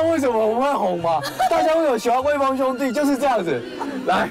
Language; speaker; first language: Chinese; native; Chinese